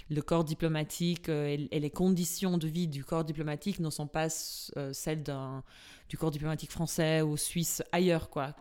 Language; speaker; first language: French; non-native, fluent; Albanian